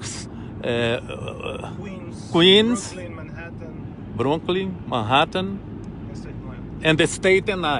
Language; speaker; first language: English; non-native, learner; Portuguese